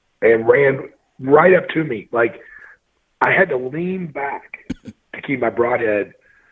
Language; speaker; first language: English; native; English